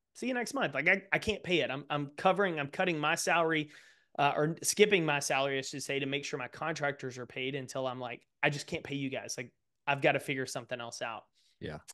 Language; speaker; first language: English; native; English